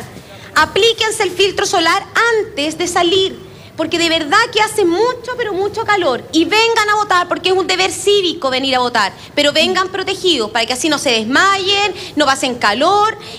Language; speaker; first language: Spanish; native; Spanish